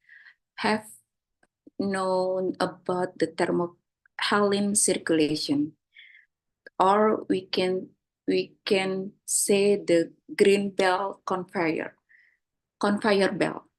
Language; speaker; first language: English; non-native, fluent; Indonesian